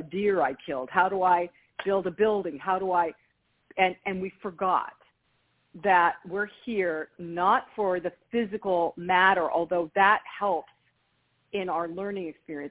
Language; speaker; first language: English; native; English